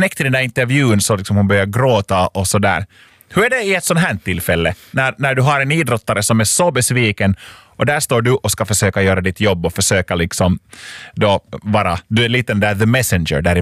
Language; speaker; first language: Swedish; native; Swedish